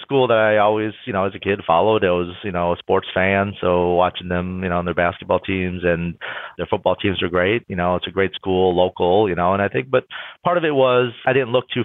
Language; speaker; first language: English; native; English